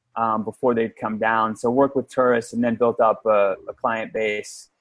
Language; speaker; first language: English; native; English